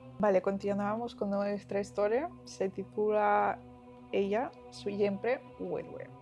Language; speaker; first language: Spanish; non-native, fluent; Ukrainian